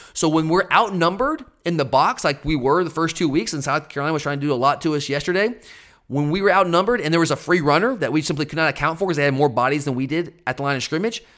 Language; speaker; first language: English; native; English